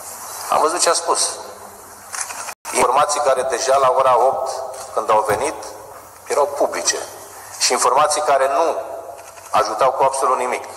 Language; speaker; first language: Romanian; native; Romanian